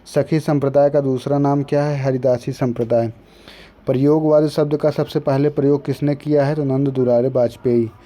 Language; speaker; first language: Hindi; native; Hindi